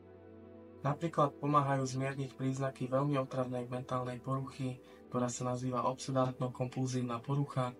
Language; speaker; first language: Slovak; native; Slovak